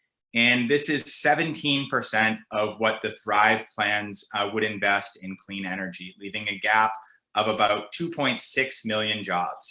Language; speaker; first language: English; native; English